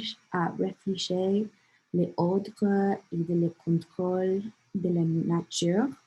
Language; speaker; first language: French; non-native, learner; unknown